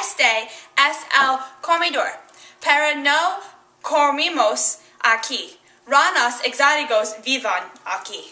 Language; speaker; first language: Spanish; non-native, learner; English